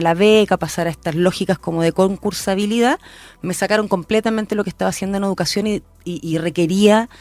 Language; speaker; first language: Spanish; native; Spanish